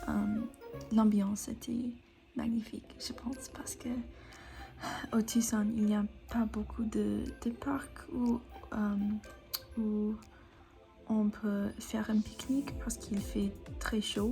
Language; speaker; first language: French; non-native, learner; English